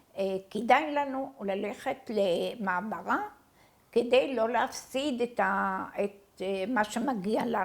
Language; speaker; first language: Hebrew; early bilingual, other home language; Arabic